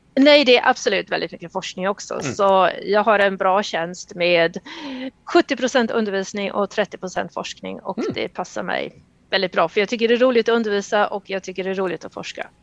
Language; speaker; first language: Swedish; native; Swedish